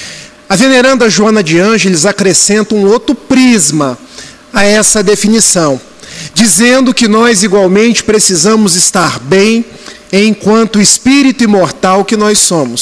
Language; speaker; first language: Portuguese; native; Portuguese